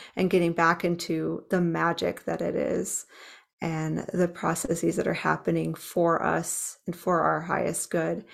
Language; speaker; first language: English; native; English